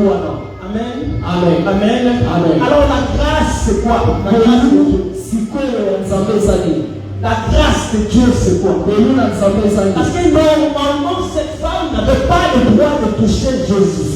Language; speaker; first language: French; non-native, local second language; Lingala